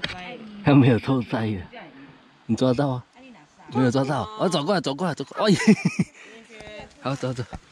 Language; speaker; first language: Chinese; native; Chinese